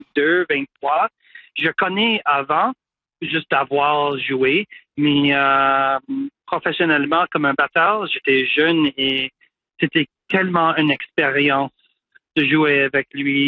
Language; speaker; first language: French; non-native, local second language; English